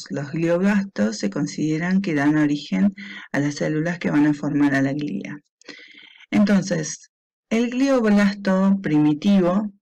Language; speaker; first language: Spanish; native; Spanish